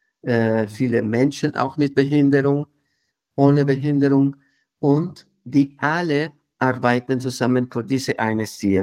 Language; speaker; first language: German; non-native, fluent; Spanish